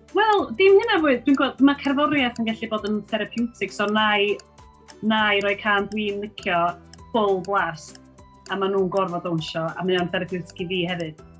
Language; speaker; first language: Welsh; native; Welsh